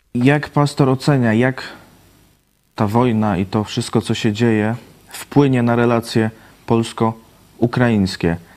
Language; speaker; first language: Polish; native; Polish